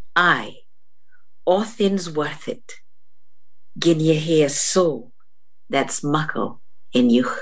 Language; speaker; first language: English; non-native, fluent; Portuguese